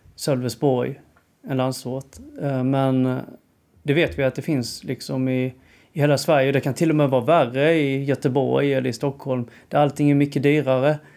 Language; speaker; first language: Swedish; native; Swedish